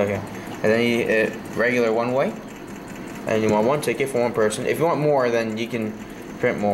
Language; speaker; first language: English; native; English